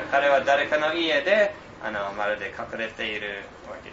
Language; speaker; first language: Japanese; non-native, fluent; English